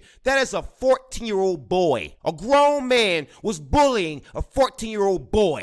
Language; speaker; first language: English; native; English